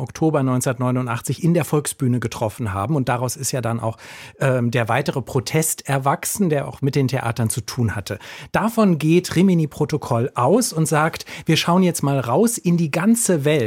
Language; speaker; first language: German; native; German